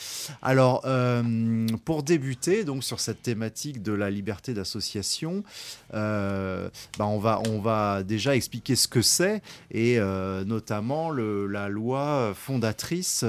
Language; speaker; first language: French; native; French